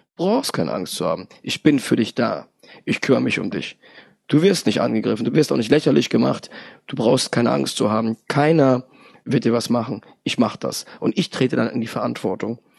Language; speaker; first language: German; early bilingual, other home language; Polish